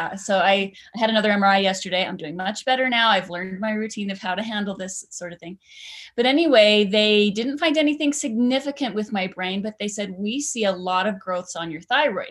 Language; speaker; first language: English; native; English